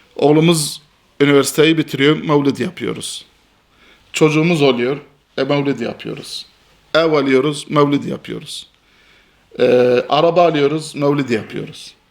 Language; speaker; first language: Turkish; non-native, fluent; Albanian